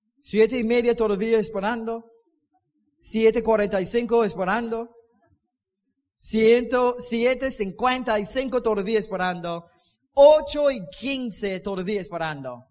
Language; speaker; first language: Spanish; non-native, learner; English